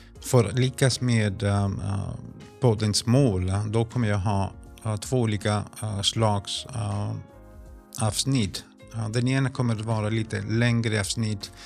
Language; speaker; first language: Swedish; non-native, fluent; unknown